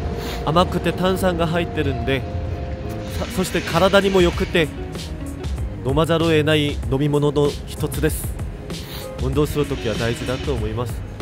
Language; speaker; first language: Japanese; non-native, fluent; Korean